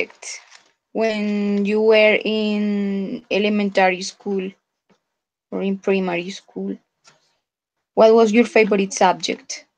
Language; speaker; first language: English; non-native, fluent; Spanish